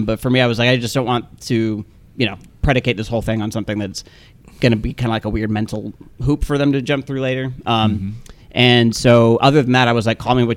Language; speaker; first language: English; native; English